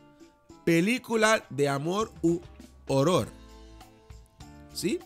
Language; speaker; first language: Spanish; non-native, fluent; Dutch